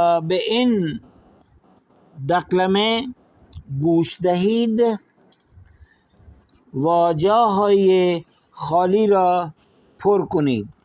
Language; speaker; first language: Persian; non-native, fluent; Urdu